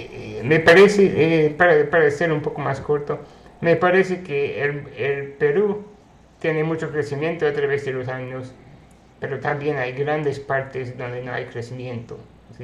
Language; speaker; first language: Spanish; non-native, fluent; English